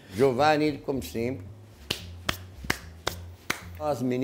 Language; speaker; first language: Portuguese; non-native, fluent; French